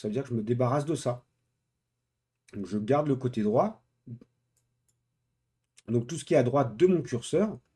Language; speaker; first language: French; native; French